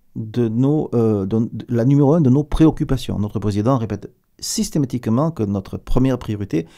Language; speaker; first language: French; native; French